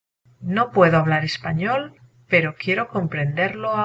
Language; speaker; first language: Spanish; non-native, learner; English